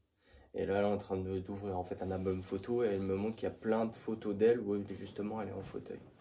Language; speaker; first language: French; native; French